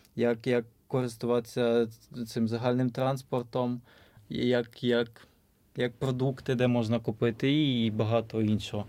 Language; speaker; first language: Ukrainian; native; Ukrainian